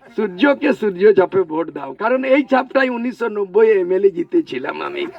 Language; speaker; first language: Bangla; non-native, local second language; Santali